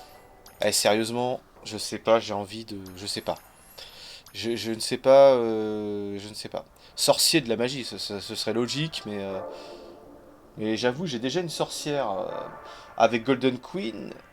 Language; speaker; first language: French; native; French